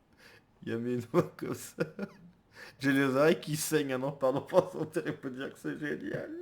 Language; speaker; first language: French; native; French